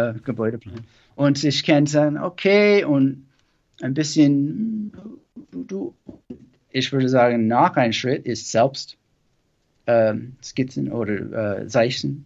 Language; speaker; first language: German; non-native, learner; English